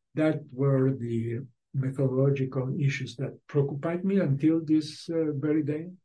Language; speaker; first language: English; non-native, fluent; Spanish